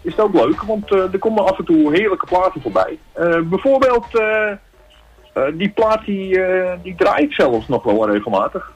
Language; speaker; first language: Dutch; native; Dutch